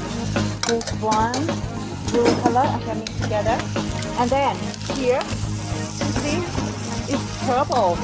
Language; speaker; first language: English; non-native, learner; Thai